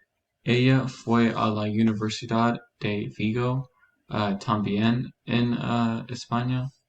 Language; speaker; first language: Spanish; non-native, learner; English